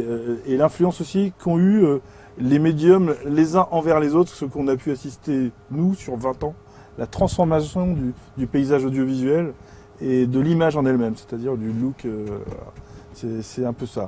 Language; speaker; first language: French; native; French